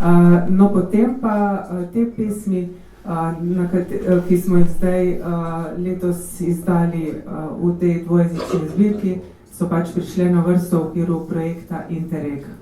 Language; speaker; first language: Slovenian; native; Slovenian